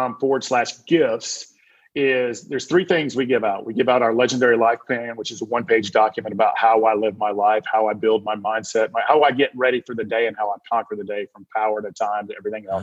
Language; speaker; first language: English; native; English